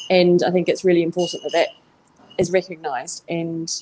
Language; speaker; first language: English; native; English